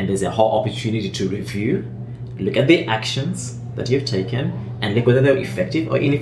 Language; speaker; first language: English; native; English